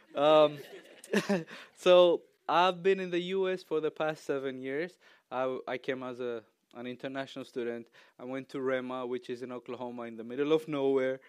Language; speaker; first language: English; non-native, fluent; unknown